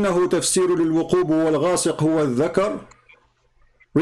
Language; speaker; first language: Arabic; native; Arabic